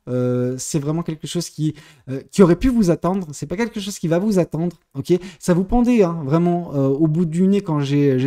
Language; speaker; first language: French; native; French